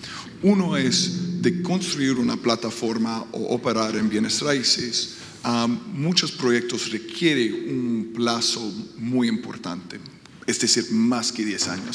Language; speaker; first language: Spanish; non-native, fluent; English